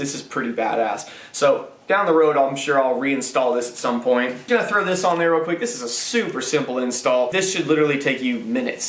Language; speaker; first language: English; native; English